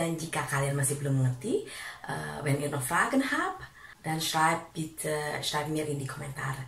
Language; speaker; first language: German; non-native, fluent; Indonesian